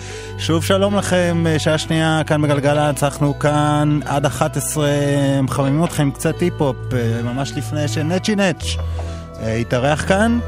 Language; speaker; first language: Hebrew; native; Hebrew